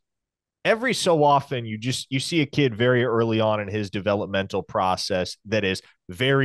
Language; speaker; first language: English; native; English